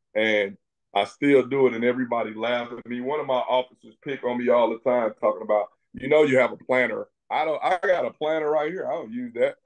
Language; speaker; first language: English; native; English